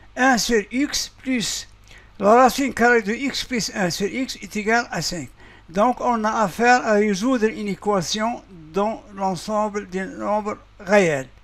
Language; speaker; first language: French; non-native, local second language; Arabic